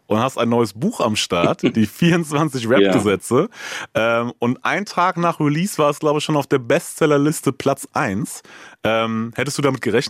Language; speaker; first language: German; native; German